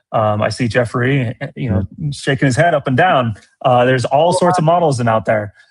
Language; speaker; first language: English; native; English